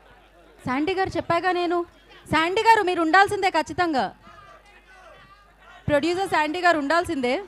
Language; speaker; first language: Telugu; native; Telugu